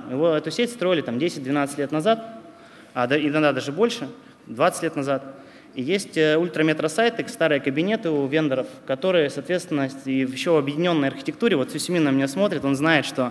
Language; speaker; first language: Russian; native; Russian